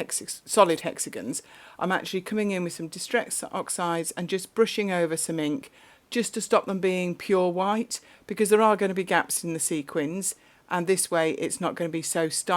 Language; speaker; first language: English; native; English